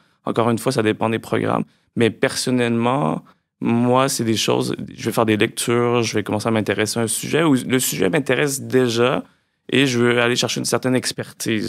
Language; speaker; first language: French; native; French